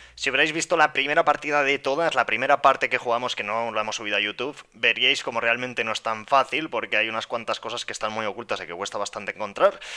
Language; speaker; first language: Spanish; native; Spanish